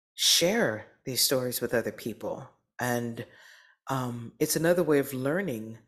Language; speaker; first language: English; native; English